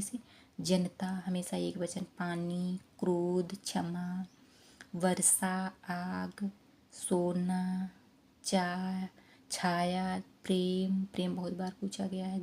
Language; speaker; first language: Hindi; native; Hindi